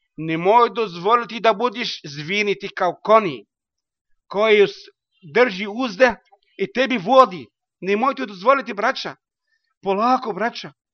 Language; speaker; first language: Bosnian; non-native, learner; Arabic